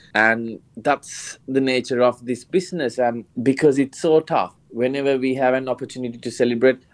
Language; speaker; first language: English; non-native, local second language; Sinhala